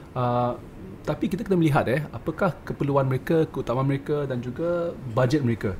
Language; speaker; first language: Malay; native; Malay